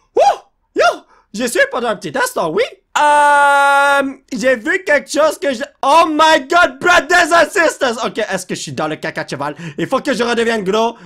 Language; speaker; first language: French; native; French